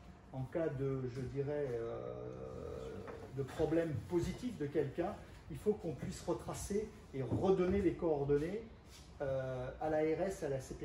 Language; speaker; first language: French; native; French